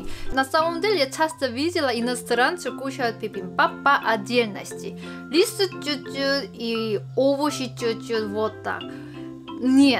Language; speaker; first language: Russian; non-native, fluent; Korean